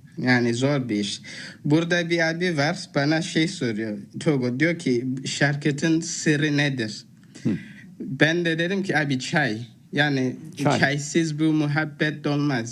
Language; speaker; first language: Turkish; non-native, fluent; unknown